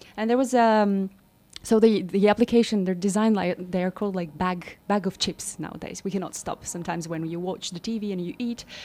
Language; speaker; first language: English; non-native, fluent; Romanian